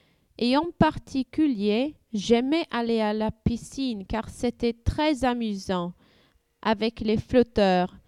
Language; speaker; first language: French; non-native, learner; English